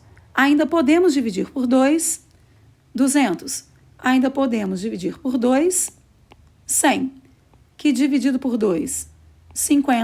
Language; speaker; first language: Portuguese; native; Portuguese